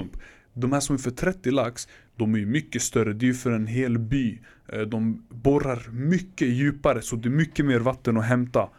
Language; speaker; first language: Swedish; early bilingual, other home language; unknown